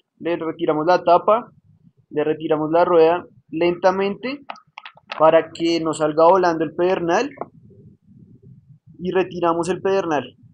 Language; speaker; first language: Spanish; native; Spanish